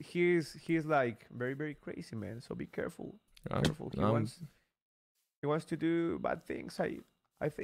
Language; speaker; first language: English; non-native, learner; Spanish